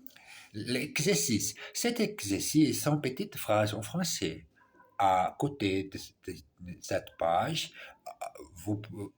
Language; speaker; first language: French; non-native, learner; English